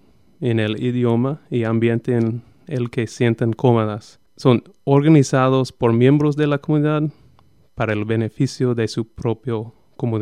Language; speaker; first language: Spanish; non-native, fluent; English